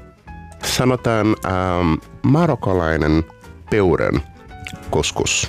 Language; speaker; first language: Finnish; non-native, learner; Portuguese